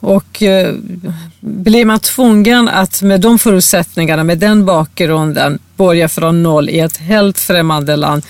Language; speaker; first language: Swedish; non-native, fluent; Persian